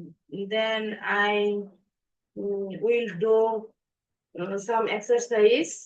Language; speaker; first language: English; non-native, learner; Bangla